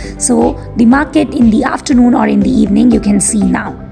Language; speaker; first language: Hindi; native; Hindi